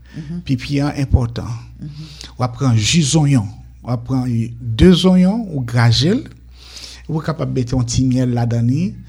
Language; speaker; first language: French; non-native, local second language; Haitian Creole